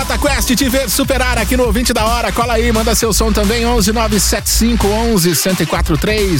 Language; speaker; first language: Portuguese; native; Portuguese